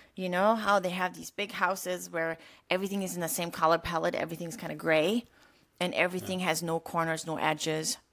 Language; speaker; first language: English; non-native, fluent; German